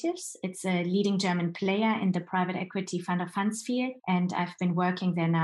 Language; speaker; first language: English; non-native, fluent; Chinese